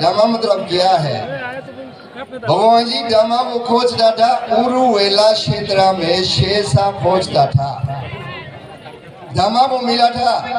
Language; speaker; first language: Hindi; non-native, learner; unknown